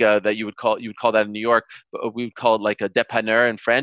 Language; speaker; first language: English; native; English